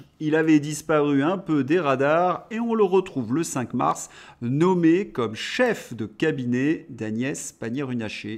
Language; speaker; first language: French; native; French